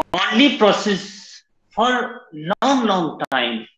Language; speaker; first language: Hindi; native; Hindi